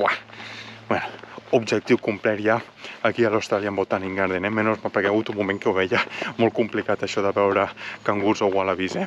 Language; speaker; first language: Catalan; native; Catalan